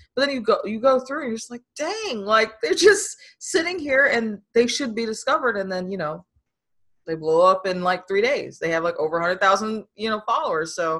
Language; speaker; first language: English; native; English